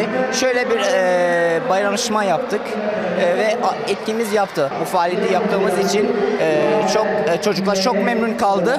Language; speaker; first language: Turkish; non-native, learner; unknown